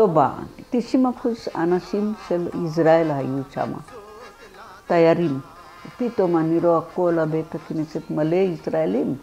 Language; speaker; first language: Hebrew; non-native, fluent; Marathi